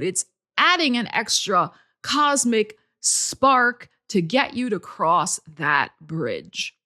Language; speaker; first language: English; native; English